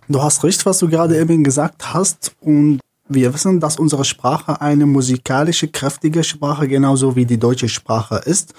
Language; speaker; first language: German; non-native, fluent; Arabic